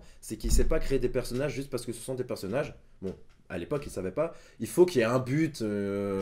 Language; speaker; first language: French; native; French